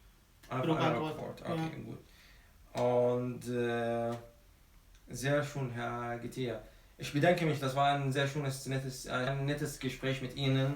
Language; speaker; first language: German; non-native, fluent; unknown